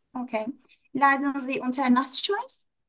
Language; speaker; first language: German; non-native, learner; Turkish